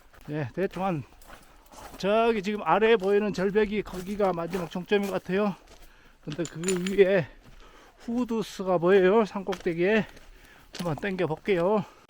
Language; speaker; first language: Korean; native; Korean